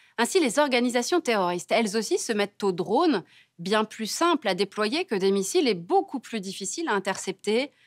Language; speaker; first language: French; native; French